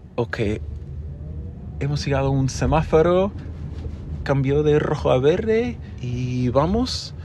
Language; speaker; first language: Spanish; non-native, fluent; English